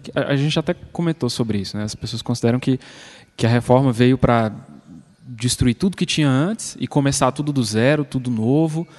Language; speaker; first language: Portuguese; native; Portuguese